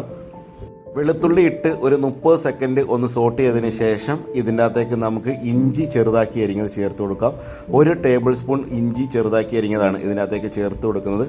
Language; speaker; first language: Malayalam; native; Malayalam